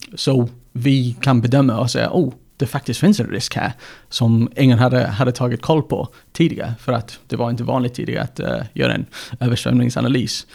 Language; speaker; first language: Swedish; non-native, fluent; English